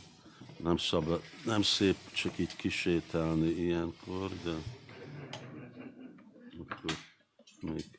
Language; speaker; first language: Hungarian; early bilingual, heritage; Hungarian